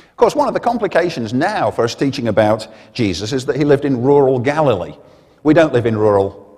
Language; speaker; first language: English; native; English